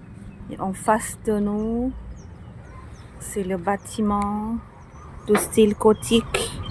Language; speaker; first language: French; non-native, fluent; Thai